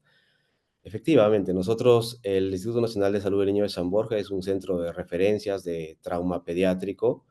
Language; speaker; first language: Spanish; native; Spanish